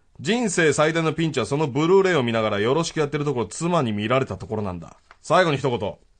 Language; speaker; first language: Japanese; native; Japanese